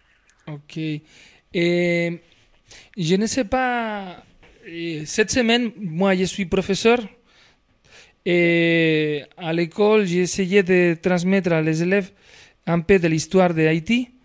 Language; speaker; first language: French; non-native, fluent; Spanish